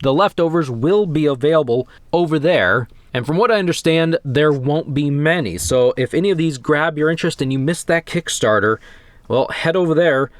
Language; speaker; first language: English; native; English